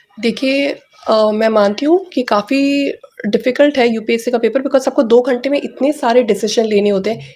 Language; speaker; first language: Hindi; native; Hindi